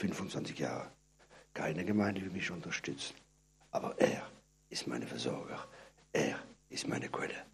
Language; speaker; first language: German; non-native, fluent; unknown